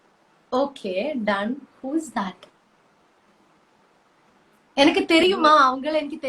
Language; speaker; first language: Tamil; non-native, learner; Malayalam